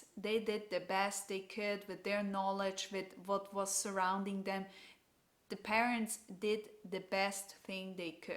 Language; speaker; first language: English; non-native, fluent; German